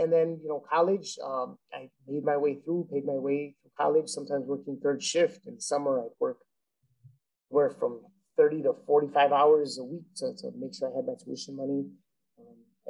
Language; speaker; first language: English; native; English